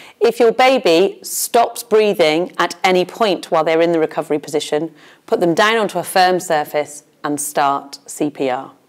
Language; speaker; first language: English; native; English